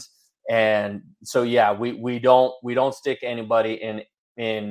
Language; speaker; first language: English; native; English